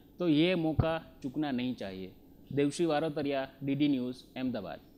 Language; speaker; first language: Hindi; non-native, local second language; Gujarati